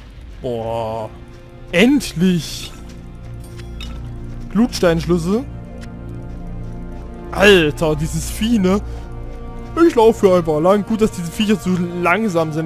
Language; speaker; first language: German; native; German